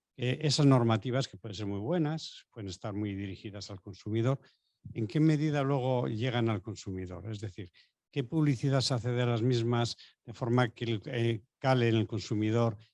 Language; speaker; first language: Spanish; native; Spanish